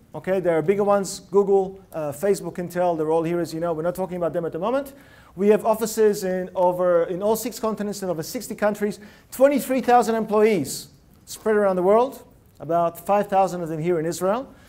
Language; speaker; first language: English; early bilingual, other home language; Russian